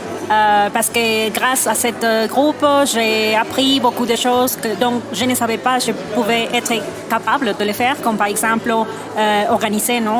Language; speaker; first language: French; non-native, fluent; Spanish